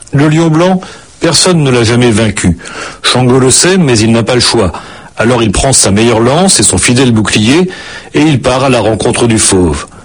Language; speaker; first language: French; native; French